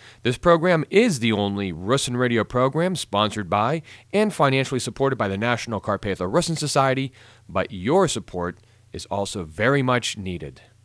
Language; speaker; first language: English; native; English